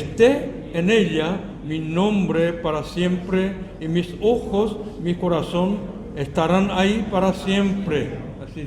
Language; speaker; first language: Spanish; non-native, learner; Korean